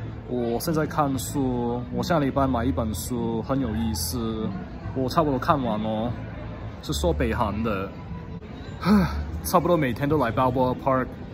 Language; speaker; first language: Chinese; non-native, learner; English